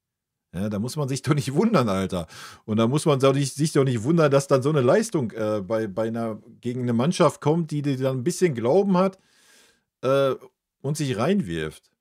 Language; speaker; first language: German; native; German